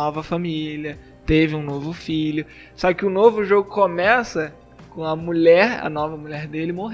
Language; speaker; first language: Portuguese; native; Portuguese